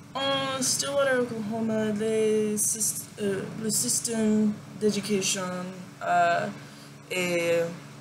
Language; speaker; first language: French; non-native, learner; English